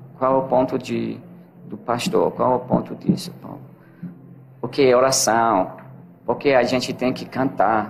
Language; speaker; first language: Portuguese; non-native, learner; English